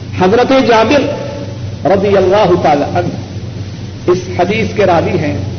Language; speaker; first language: Urdu; non-native, local second language; Punjabi